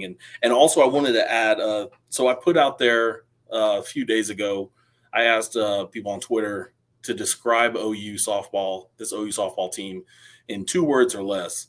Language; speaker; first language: English; native; English